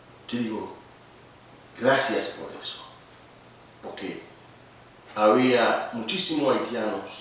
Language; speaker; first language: Spanish; non-native, learner; Haitian Creole